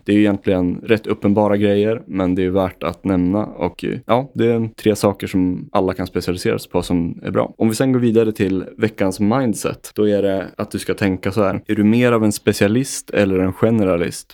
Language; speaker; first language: Swedish; native; Swedish